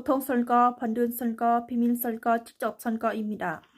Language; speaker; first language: Korean; non-native, learner; Thai